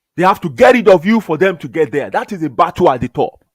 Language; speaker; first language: English; non-native, local second language; Yoruba